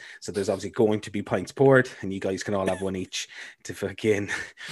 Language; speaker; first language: English; native; English